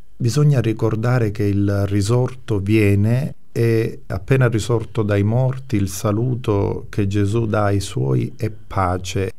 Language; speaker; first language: Italian; native; Italian